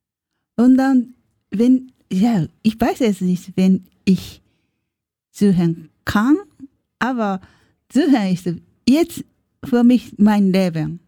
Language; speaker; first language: German; non-native, learner; Japanese